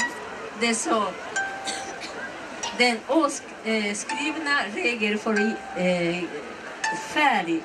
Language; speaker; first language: Swedish; non-native, learner; Japanese